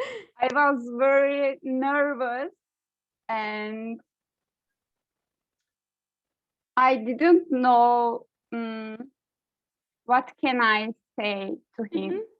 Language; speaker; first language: English; non-native, learner; Turkish